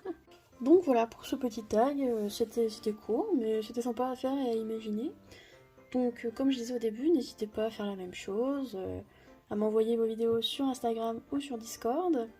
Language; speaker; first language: French; native; French